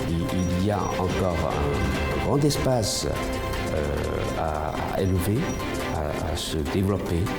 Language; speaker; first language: French; non-native, fluent; Chinese